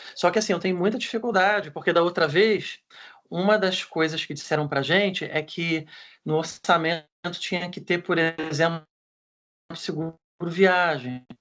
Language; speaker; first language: Portuguese; native; Portuguese